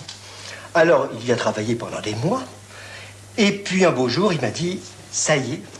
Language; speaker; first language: French; native; French